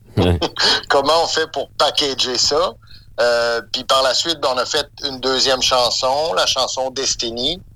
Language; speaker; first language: French; native; French